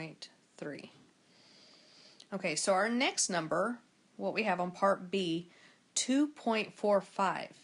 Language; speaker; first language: English; native; English